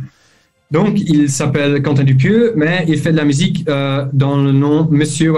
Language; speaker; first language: French; non-native, local second language; Dutch